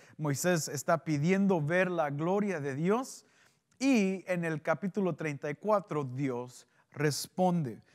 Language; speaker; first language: Spanish; early bilingual, heritage; Spanish